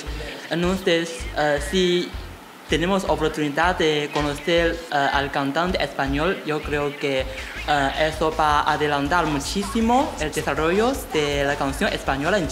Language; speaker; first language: Spanish; non-native, fluent; Chinese